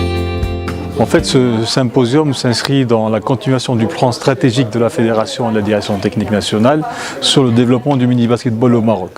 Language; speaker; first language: French; non-native, local second language; Arabic